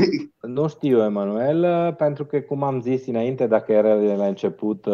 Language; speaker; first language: Romanian; non-native, fluent; Italian